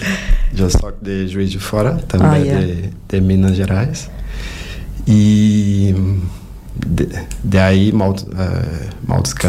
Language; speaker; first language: Catalan; non-native, learner; Portuguese